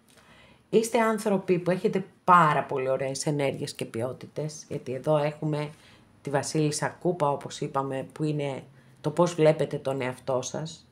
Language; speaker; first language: Greek; native; Greek